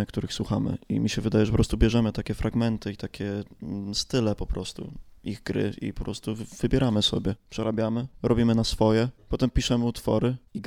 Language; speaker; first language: Polish; native; Polish